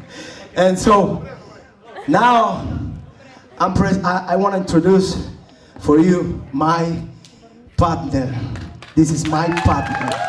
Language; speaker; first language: English; non-native, learner; Spanish